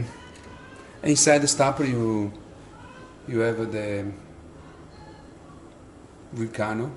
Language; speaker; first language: English; non-native, learner; Italian